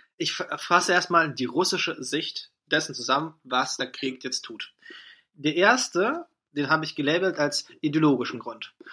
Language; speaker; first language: German; non-native, fluent; Russian